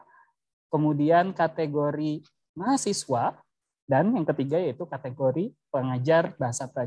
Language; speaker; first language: Indonesian; native; Indonesian